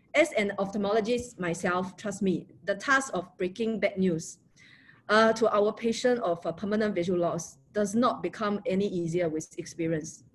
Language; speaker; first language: English; non-native, local second language; Chinese